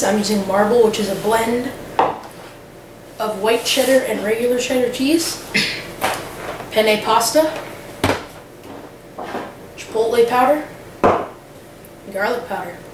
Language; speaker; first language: English; native; English